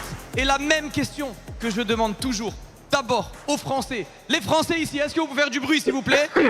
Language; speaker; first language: French; native; French